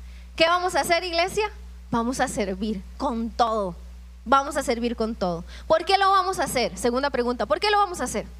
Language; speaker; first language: Spanish; native; Spanish